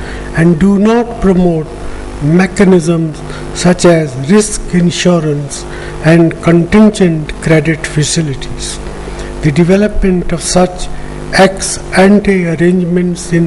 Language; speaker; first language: English; non-native, local second language; Punjabi